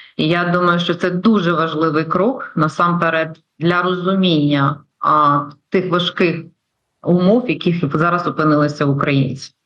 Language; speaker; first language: Ukrainian; native; Ukrainian